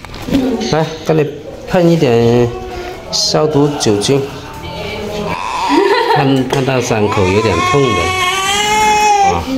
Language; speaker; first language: Chinese; native; Chinese